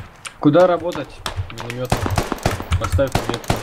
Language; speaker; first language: Russian; native; Russian